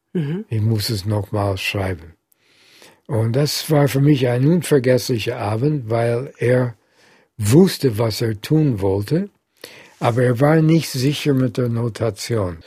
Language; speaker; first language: German; non-native, fluent; English